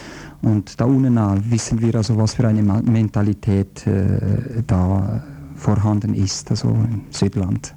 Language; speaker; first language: German; non-native, fluent; Croatian